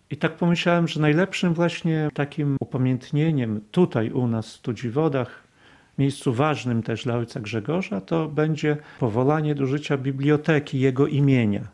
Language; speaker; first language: Polish; non-native, local second language; Belarusian